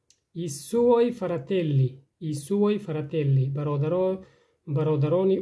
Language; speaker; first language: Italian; non-native, fluent; Persian